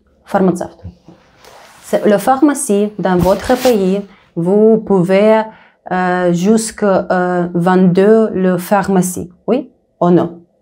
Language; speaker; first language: French; non-native, learner; Russian